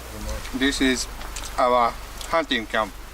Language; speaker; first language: English; non-native, learner; Japanese